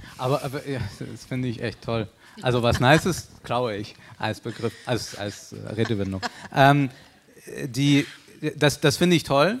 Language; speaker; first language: German; early bilingual, other home language; Russian